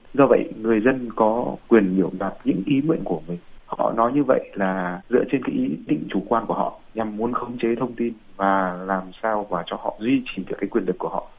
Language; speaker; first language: Vietnamese; native; Vietnamese